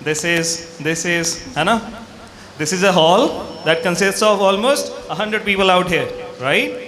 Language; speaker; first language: English; non-native, local second language; Punjabi